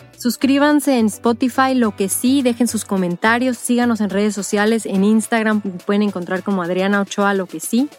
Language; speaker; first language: Spanish; native; Spanish